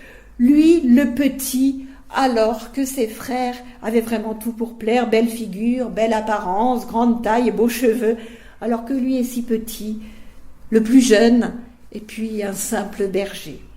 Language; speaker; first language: French; native; French